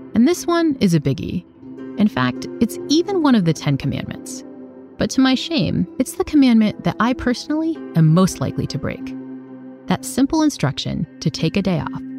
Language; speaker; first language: English; native; English